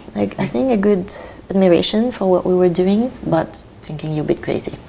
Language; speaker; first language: English; non-native, fluent; French